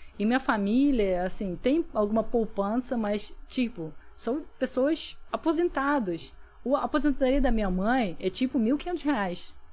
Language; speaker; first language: Portuguese; non-native, fluent; Russian